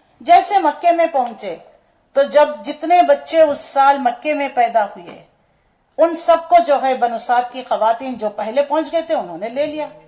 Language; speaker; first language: Urdu; native; Urdu